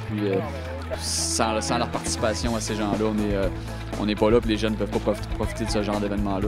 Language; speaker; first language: French; native; French